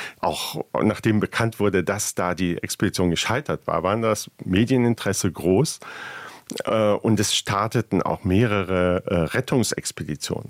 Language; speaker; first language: German; native; German